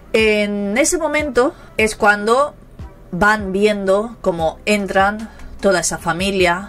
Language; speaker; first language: Spanish; native; Spanish